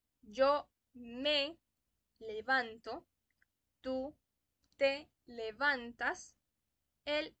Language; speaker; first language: Spanish; native; Spanish